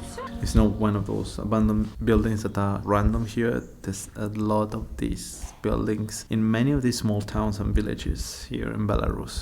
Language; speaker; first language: English; non-native, fluent; Spanish